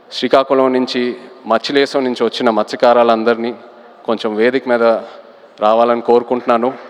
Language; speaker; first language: Telugu; native; Telugu